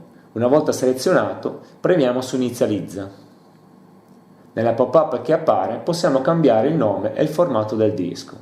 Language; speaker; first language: Italian; native; Italian